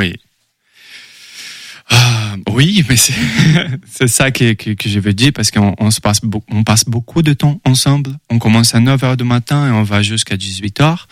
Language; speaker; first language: French; non-native, fluent; Portuguese